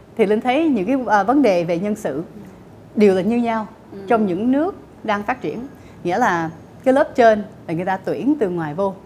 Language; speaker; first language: Vietnamese; early bilingual, heritage; Vietnamese